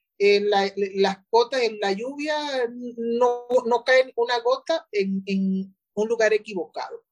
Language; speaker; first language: Spanish; native; Spanish